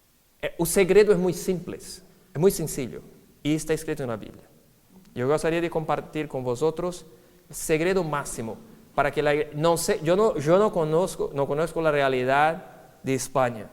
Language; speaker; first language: Spanish; non-native, fluent; Portuguese